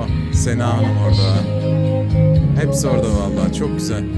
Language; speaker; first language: Turkish; native; Turkish